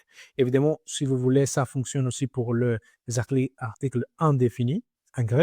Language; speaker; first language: French; non-native, learner; Greek